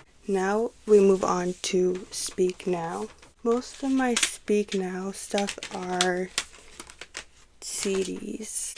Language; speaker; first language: English; native; English